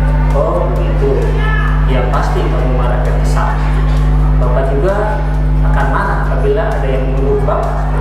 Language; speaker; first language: Indonesian; native; Indonesian